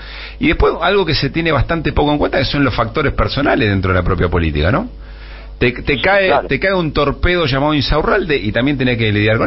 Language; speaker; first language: Spanish; native; Spanish